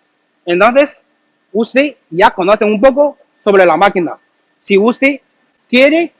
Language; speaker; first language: Spanish; non-native, learner; Chinese